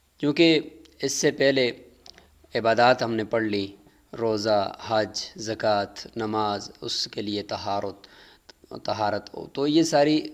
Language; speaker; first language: Urdu; native; Urdu